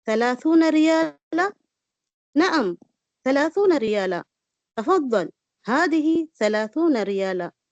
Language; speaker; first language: Arabic; non-native, learner; Tamil